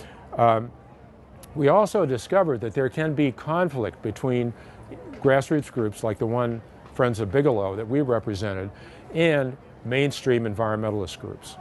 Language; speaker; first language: English; native; English